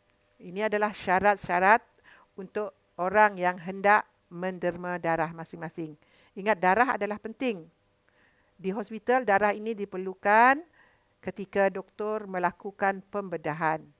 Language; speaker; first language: Malay; native; Malay